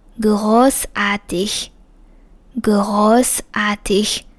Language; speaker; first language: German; non-native, fluent; Japanese